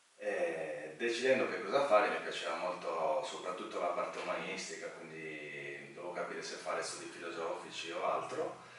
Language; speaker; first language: Italian; native; Italian